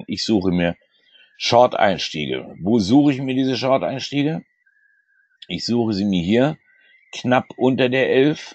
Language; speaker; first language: German; native; German